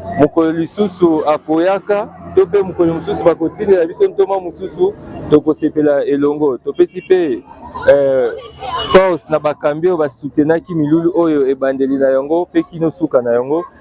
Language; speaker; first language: Lingala; non-native, local second language; Kongo